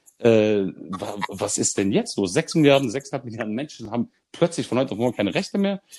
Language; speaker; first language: German; early bilingual, other home language; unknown